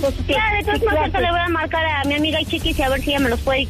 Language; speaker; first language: Spanish; native; Spanish